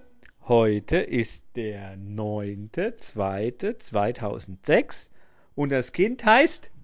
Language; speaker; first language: German; native; German